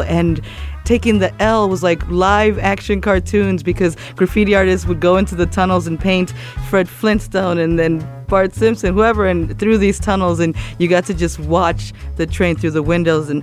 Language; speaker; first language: English; early bilingual, other home language; Spanish